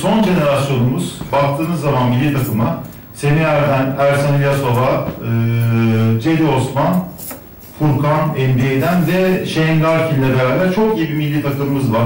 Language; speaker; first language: Turkish; native; Turkish